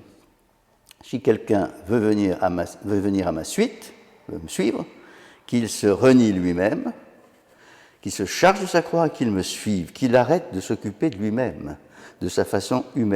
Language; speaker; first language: French; native; French